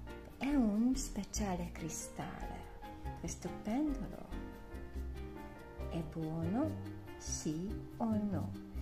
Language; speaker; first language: Italian; non-native, learner; Hungarian